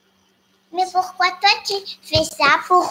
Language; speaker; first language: French; non-native, learner; Thai